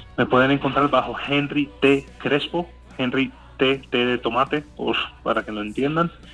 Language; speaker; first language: Spanish; early bilingual, heritage; English